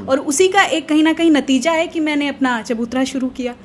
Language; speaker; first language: Hindi; native; Hindi